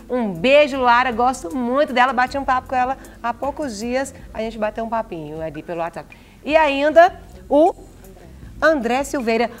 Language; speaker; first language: Portuguese; native; Portuguese